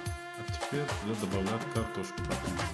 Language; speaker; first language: Russian; non-native, fluent; Tajik